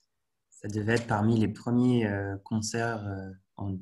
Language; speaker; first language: French; native; French